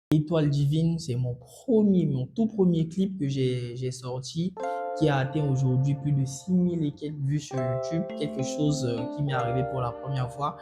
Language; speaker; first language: French; non-native, local second language; Sango